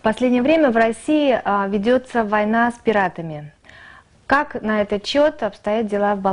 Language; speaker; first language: Russian; native; Russian